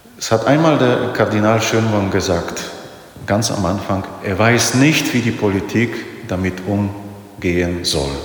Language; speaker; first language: German; non-native, fluent; Polish